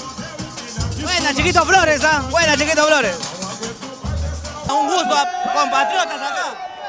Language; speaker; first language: Spanish; native; Spanish